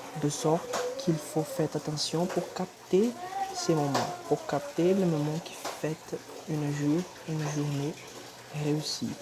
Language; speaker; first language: French; non-native, fluent; Portuguese